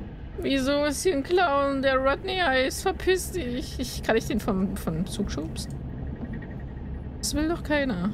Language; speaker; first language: German; native; German